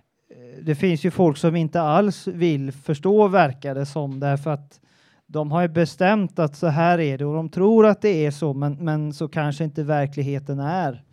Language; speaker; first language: Swedish; native; Swedish